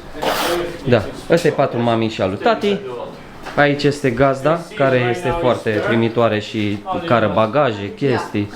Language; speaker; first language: Romanian; native; Romanian